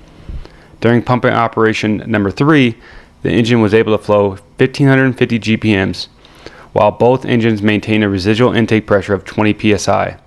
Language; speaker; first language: English; native; English